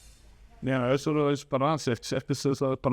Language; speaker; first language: Spanish; non-native, fluent; English